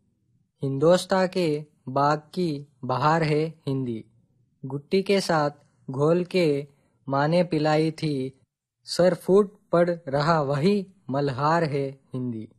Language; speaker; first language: Hindi; non-native, local second language; Telugu